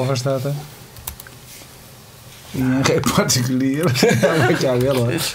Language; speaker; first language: Dutch; native; Dutch